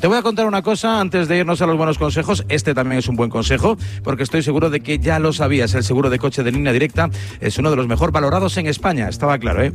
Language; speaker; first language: Spanish; native; Spanish